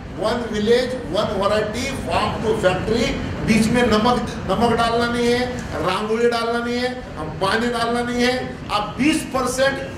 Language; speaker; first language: Hindi; non-native, local second language; Marathi